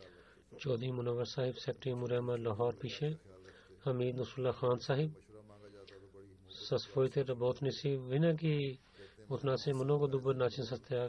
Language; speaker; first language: Bulgarian; non-native, fluent; Urdu